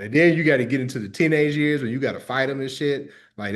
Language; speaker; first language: English; native; English